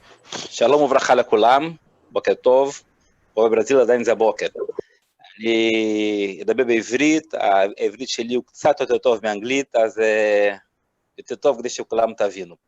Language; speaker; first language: Hebrew; non-native, fluent; Portuguese